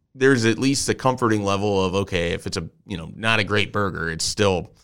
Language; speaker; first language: English; native; English